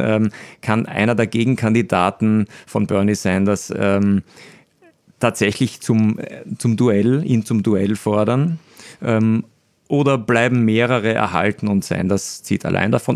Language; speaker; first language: German; native; German